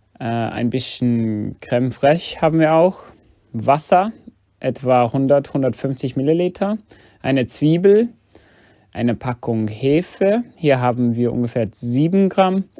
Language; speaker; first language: German; non-native, fluent; English